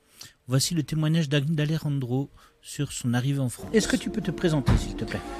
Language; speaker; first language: French; native; French